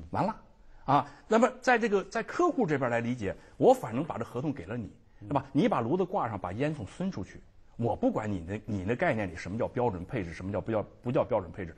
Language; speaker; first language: Chinese; native; Chinese